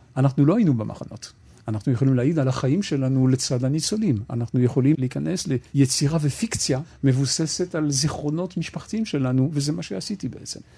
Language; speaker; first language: Hebrew; non-native, fluent; French